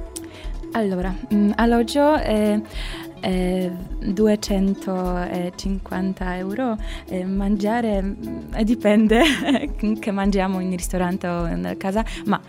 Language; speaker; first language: Italian; non-native, learner; Polish